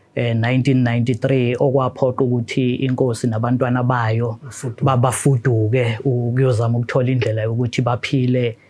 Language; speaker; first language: Zulu; non-native, local second language; Southern Sotho